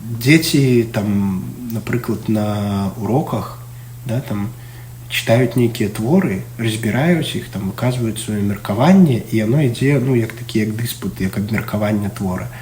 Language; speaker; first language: Belarusian; non-native, local second language; Russian